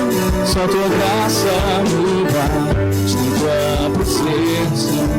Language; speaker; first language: Portuguese; native; Portuguese